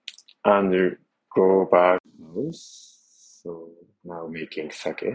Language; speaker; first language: English; non-native, learner; Japanese